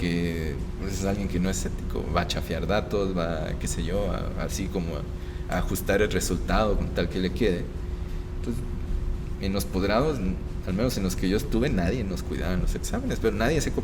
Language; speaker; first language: Spanish; native; Spanish